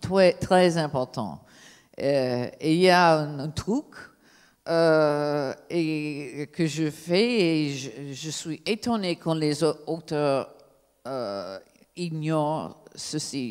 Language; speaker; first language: French; non-native, fluent; English